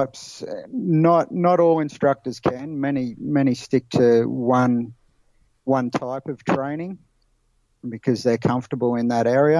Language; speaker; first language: English; native; English